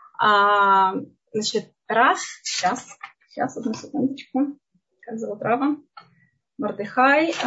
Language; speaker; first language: Russian; native; Russian